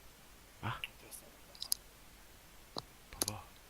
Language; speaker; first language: Swedish; native; Swedish